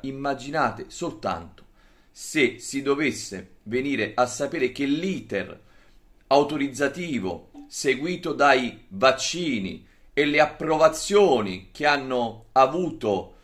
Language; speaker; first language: Italian; native; Italian